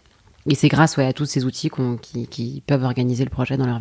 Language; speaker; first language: French; native; French